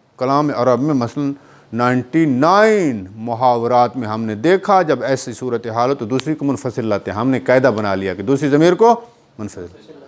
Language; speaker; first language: Urdu; non-native, local second language; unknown